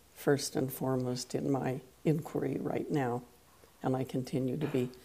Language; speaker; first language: English; non-native, fluent; French